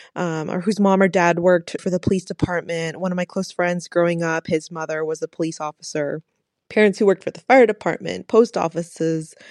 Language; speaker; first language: English; native; English